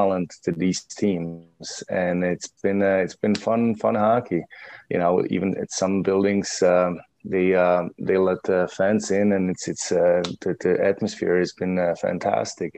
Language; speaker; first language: English; non-native, fluent; Czech